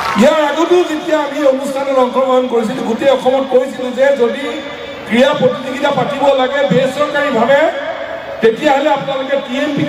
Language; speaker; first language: Assamese; native; Assamese